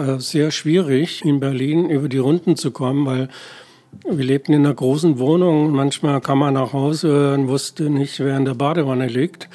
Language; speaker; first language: German; native; German